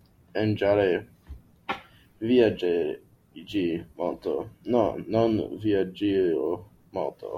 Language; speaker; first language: Italian; non-native, learner; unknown